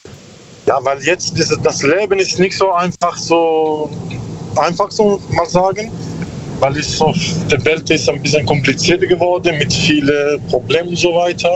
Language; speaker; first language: German; non-native, learner; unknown